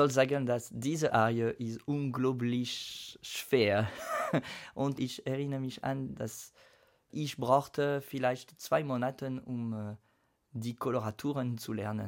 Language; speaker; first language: German; non-native, fluent; French